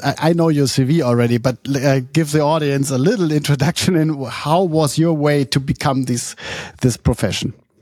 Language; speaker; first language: English; non-native, fluent; German